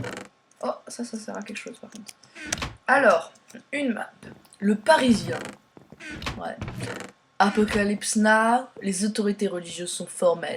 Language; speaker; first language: French; native; French